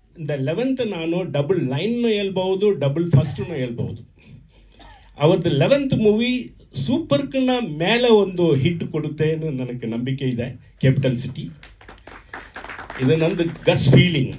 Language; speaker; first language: Kannada; non-native, learner; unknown